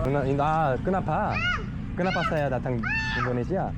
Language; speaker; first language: Indonesian; non-native, learner; Korean